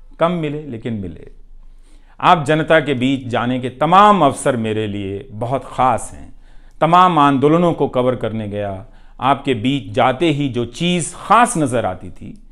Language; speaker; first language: Hindi; non-native, local second language; Bhojpuri